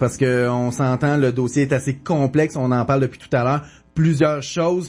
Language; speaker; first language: French; native; French